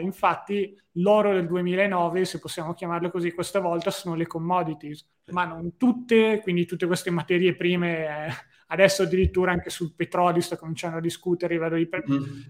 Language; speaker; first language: Italian; native; Italian